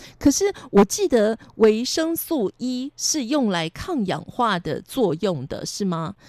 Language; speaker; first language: Chinese; native; Chinese